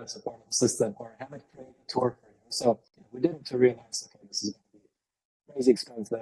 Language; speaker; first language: English; non-native, fluent; Lithuanian